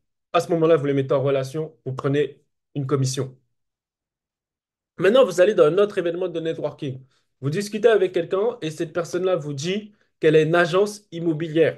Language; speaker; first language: French; native; French